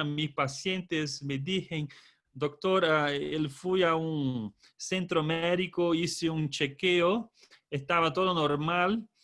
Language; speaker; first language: Spanish; non-native, fluent; Portuguese